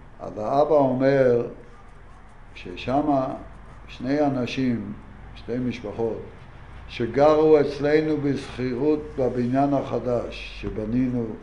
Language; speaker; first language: Hebrew; non-native, fluent; Yiddish